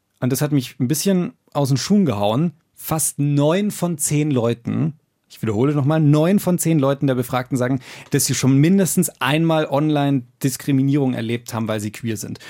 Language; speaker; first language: German; native; German